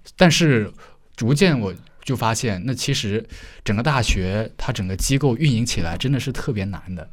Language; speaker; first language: Chinese; native; Chinese